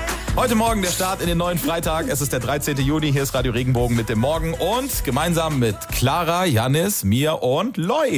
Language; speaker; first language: German; native; German